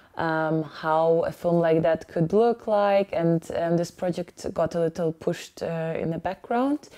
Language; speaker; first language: English; early bilingual, other home language; Ukrainian